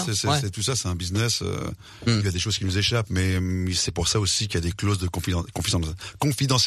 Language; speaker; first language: French; native; French